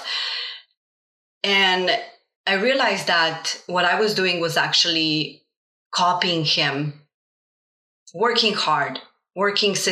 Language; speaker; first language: English; non-native, fluent; Slovenian